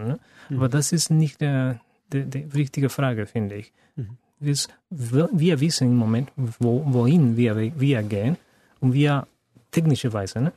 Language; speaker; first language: German; non-native, fluent; Spanish